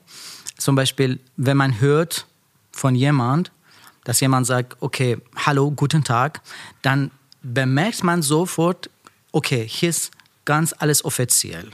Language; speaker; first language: German; non-native, learner; Persian